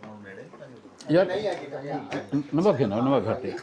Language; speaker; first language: Hindi; non-native, local second language; Punjabi